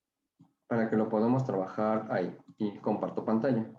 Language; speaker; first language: Spanish; native; Spanish